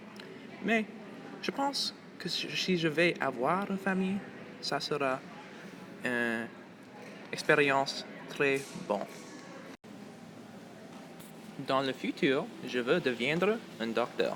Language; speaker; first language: French; non-native, local second language; English